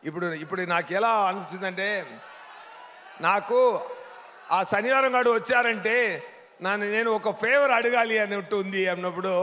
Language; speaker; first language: Telugu; non-native, local second language; Tamil